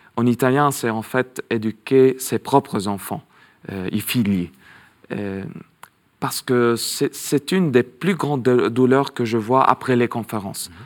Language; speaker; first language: French; non-native, local second language; Arabic